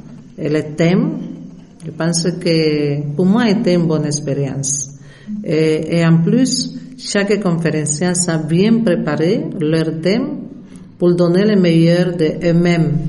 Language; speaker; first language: French; non-native, fluent; Spanish